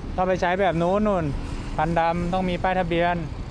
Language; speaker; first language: Thai; native; Thai